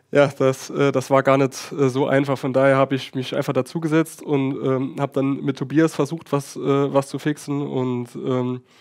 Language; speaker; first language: German; native; German